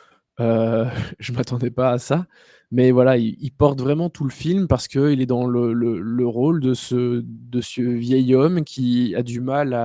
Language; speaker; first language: French; native; French